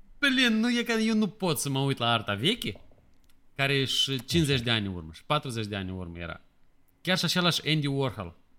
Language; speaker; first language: Romanian; non-native, local second language; Russian